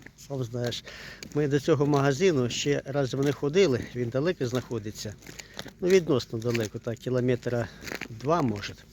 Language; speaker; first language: Ukrainian; native; Ukrainian